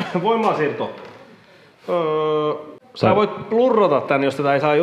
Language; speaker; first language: Finnish; native; Finnish